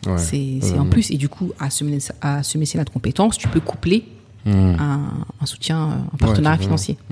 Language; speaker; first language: French; native; French